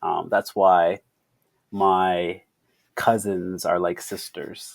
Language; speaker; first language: English; native; English